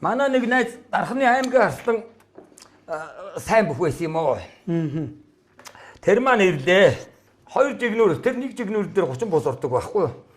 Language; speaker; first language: Mongolian; native; Mongolian